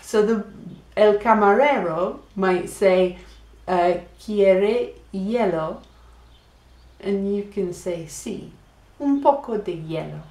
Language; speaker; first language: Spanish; non-native, fluent; English